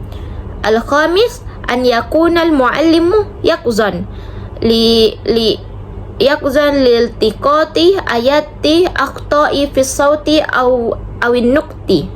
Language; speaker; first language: Arabic; non-native, learner; Indonesian